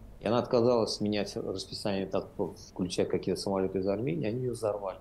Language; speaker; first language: Russian; non-native, local second language; Azerbaijani